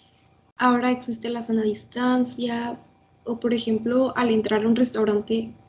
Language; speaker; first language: Spanish; native; Spanish